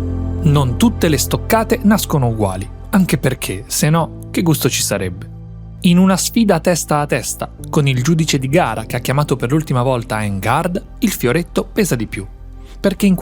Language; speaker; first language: Italian; native; Italian